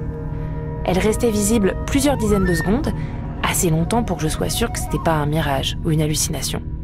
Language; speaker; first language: French; native; French